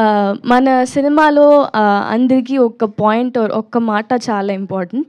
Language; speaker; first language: Telugu; non-native, learner; Tamil